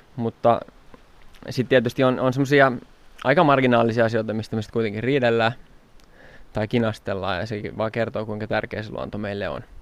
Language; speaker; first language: Finnish; native; Finnish